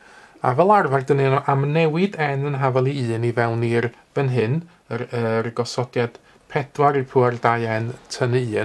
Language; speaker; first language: Welsh; native; Welsh